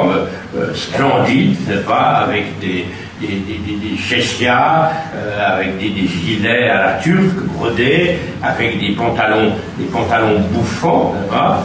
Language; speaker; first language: French; native; French